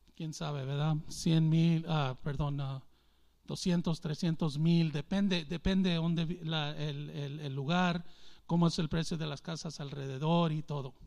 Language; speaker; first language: Spanish; early bilingual, heritage; English